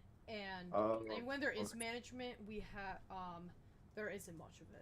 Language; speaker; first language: English; native; English